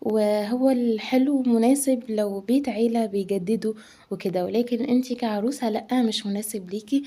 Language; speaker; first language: Arabic; native; Arabic